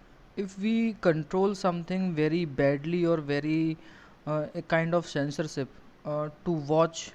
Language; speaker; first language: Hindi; native; Hindi